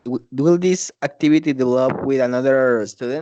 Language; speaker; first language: English; non-native, learner; Spanish